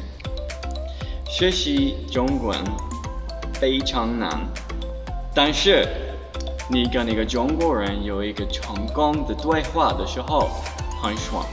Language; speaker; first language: Chinese; non-native, fluent; English